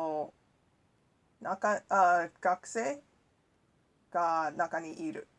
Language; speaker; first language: Japanese; non-native, learner; English